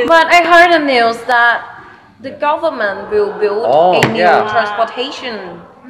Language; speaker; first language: English; non-native, learner; Thai